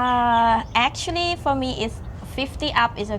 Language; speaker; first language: English; non-native, learner; Thai